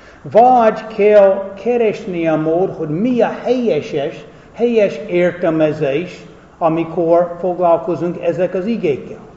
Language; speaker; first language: Hungarian; non-native, fluent; English